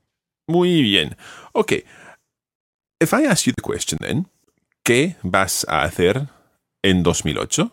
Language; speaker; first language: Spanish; non-native, fluent; English